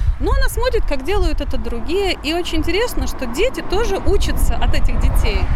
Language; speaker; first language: Russian; native; Russian